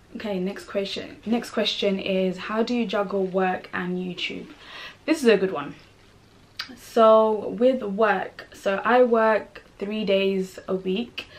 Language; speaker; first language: English; non-native, local second language; Kinyarwanda